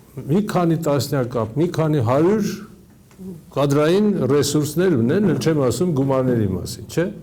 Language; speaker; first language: Armenian; native; Armenian